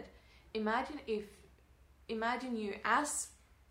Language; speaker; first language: English; non-native, fluent; Swedish